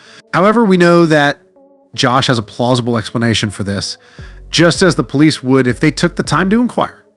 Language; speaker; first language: English; native; English